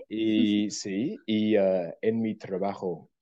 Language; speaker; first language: Spanish; non-native, fluent; English